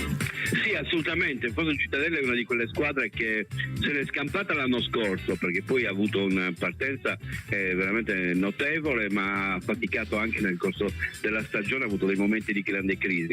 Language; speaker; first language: Italian; native; Italian